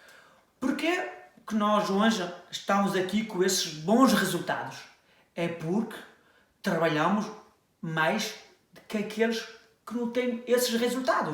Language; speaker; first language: Portuguese; early bilingual, heritage; French